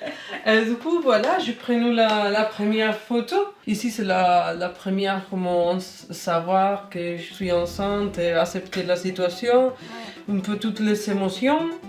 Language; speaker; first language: French; non-native, fluent; Spanish